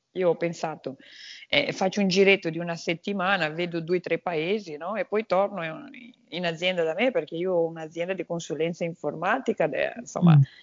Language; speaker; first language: Italian; non-native, fluent; Portuguese